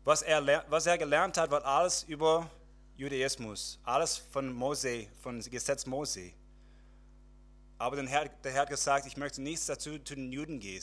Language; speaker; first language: German; non-native, fluent; English